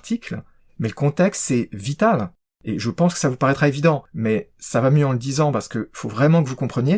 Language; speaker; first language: French; native; French